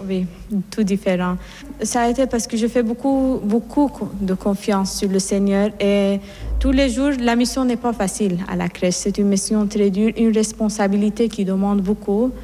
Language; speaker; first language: French; non-native, fluent; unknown